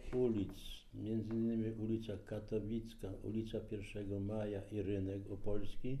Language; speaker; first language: Polish; native; Polish